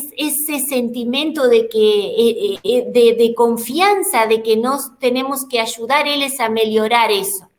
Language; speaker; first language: Portuguese; non-native, learner; Spanish